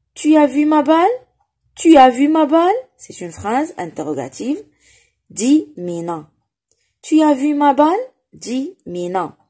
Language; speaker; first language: French; non-native, local second language; Arabic